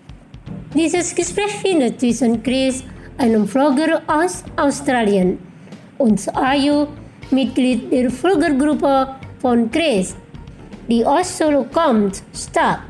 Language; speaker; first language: German; non-native, fluent; Indonesian